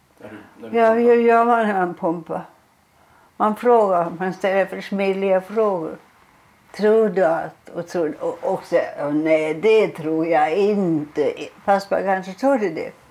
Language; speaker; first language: Swedish; non-native, fluent; German